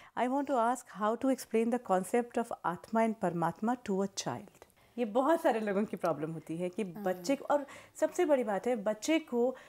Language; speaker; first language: Hindi; native; Hindi